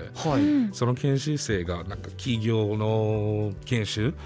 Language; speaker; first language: Japanese; non-native, fluent; English